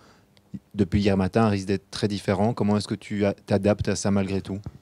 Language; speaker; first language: French; native; French